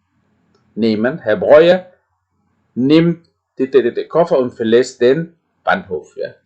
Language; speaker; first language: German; non-native, fluent; Indonesian